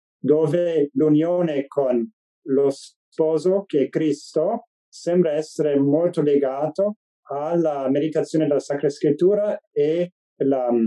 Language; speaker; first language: Italian; non-native, fluent; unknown